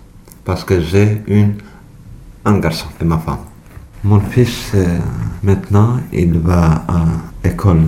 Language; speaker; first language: French; non-native, learner; Albanian